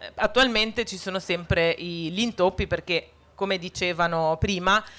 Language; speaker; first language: Italian; non-native, fluent; Arabic